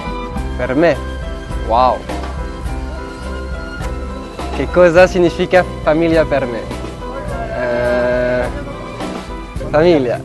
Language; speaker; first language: Italian; non-native, learner; French